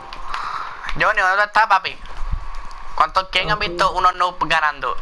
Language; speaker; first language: Spanish; native; Spanish